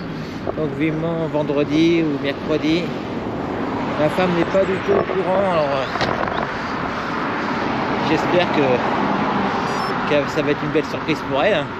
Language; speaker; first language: French; native; French